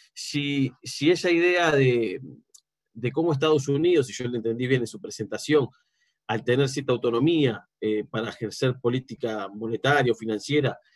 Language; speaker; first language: Spanish; native; Spanish